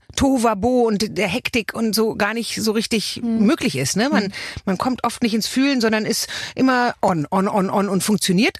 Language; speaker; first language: German; native; German